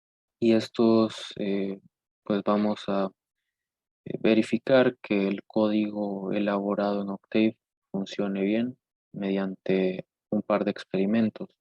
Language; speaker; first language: Spanish; native; Spanish